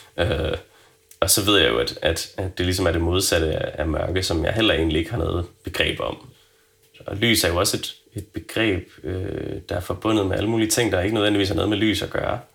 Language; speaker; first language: Danish; native; Danish